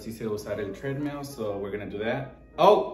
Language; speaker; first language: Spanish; early bilingual, heritage; Spanish